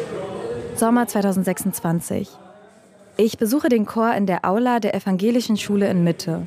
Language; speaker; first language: German; native; German